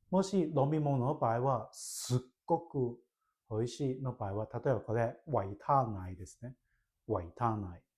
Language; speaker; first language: Japanese; non-native, fluent; Cantonese